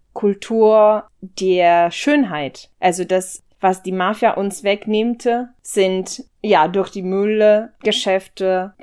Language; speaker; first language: German; non-native, fluent; Italian